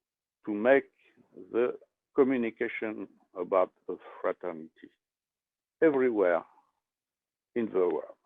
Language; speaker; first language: English; non-native, learner; French